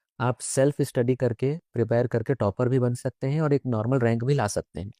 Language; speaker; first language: Hindi; native; Hindi